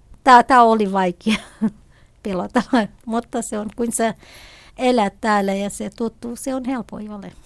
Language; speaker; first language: Finnish; non-native, learner; Kurdish